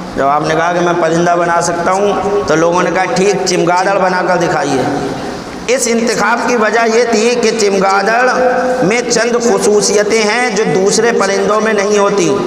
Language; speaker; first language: Urdu; native; Urdu